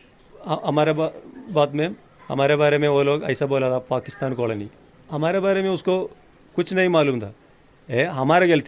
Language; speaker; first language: Hindi; non-native, local second language; Malayalam